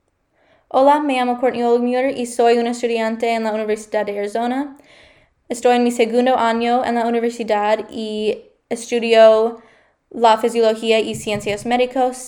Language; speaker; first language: Spanish; non-native, learner; English